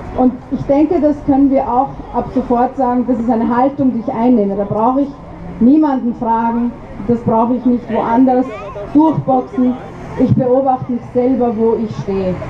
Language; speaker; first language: German; early bilingual, other home language; Arabic